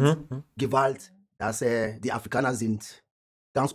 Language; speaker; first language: German; non-native, learner; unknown